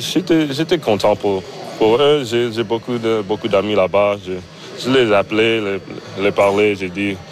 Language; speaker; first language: French; non-native, learner; English